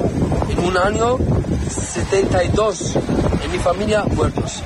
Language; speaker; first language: Spanish; non-native, learner; Arabic